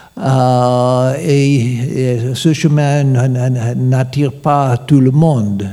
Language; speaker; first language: French; non-native, fluent; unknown